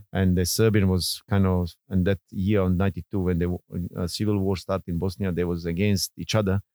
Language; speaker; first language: English; non-native, fluent; Bosnian